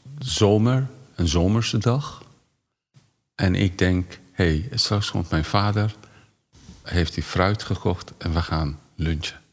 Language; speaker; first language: Dutch; non-native, fluent; Persian